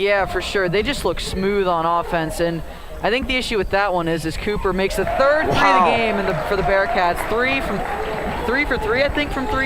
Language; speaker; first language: English; native; English